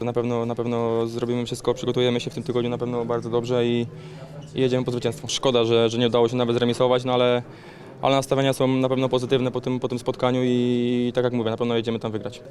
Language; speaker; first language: Polish; native; Polish